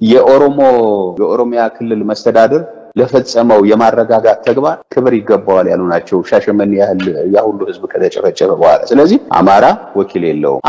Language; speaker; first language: Amharic; native; Amharic